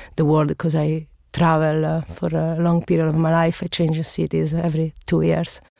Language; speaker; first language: English; non-native, learner; Italian